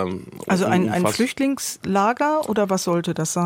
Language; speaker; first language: German; native; German